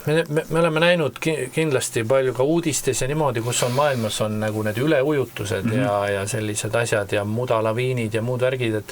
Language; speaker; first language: Estonian; native; Estonian